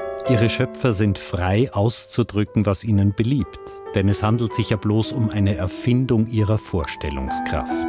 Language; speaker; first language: German; native; German